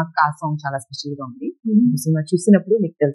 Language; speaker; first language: Telugu; non-native, learner; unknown